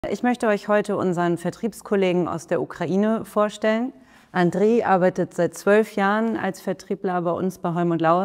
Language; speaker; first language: German; native; German